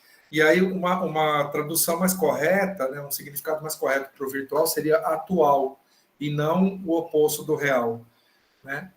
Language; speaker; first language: Portuguese; native; Portuguese